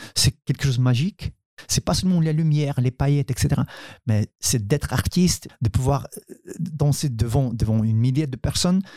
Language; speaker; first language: French; non-native, fluent; Ukrainian